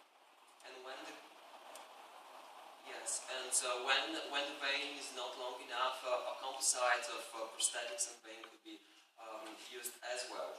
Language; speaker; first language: English; non-native, fluent; Bulgarian